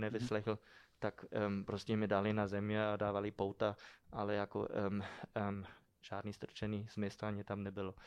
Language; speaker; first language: Czech; non-native, fluent; German